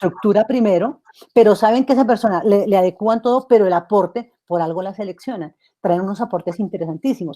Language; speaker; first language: Spanish; native; Spanish